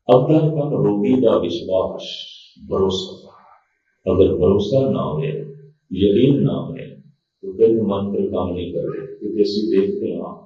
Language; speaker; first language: Urdu; non-native, local second language; Punjabi